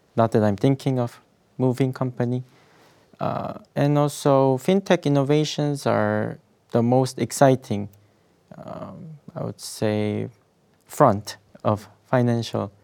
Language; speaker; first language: English; non-native, fluent; Korean